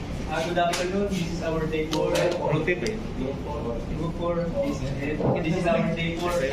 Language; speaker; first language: English; non-native, local second language; Filipino